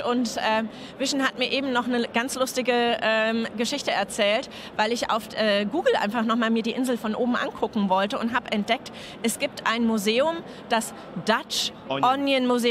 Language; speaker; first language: German; native; German